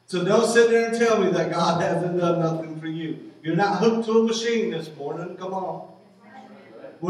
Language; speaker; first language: English; native; English